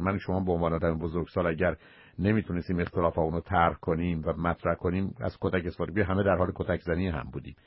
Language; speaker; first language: Persian; native; Persian